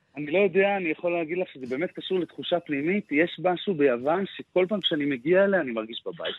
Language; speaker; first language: Hebrew; native; Hebrew